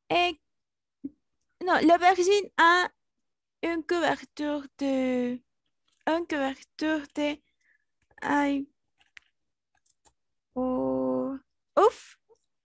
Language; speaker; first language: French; non-native, learner; Spanish